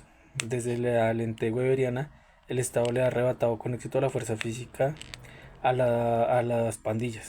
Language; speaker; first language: Spanish; native; Spanish